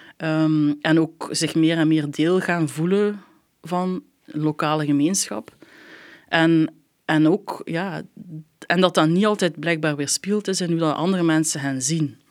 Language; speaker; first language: Dutch; native; Dutch